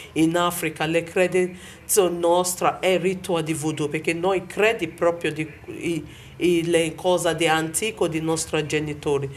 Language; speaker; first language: Italian; non-native, learner; Bini